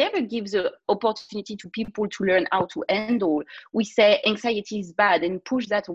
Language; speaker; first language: English; non-native, fluent; French